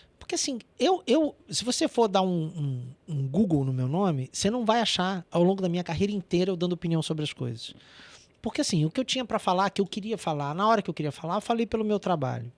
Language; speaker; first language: Portuguese; native; Portuguese